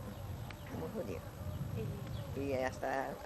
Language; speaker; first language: Spanish; non-native, fluent; Yiddish